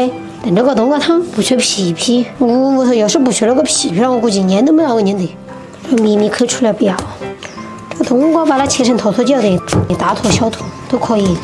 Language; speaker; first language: Chinese; native; Chinese